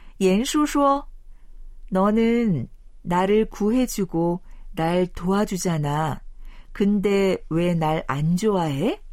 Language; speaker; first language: Korean; non-native, fluent; Chinese